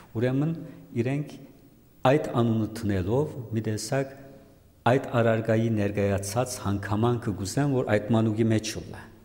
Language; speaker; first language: Armenian; native; Armenian